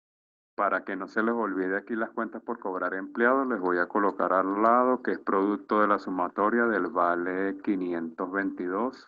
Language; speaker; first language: Spanish; native; Spanish